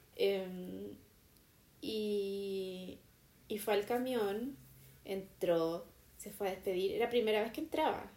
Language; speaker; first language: Spanish; native; Spanish